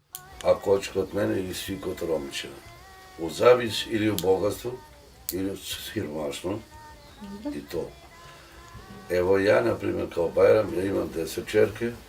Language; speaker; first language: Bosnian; non-native, local second language; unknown